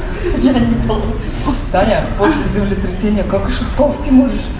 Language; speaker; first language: Russian; native; Russian